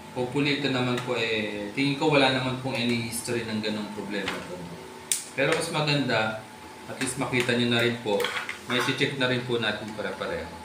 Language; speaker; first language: Filipino; native; Filipino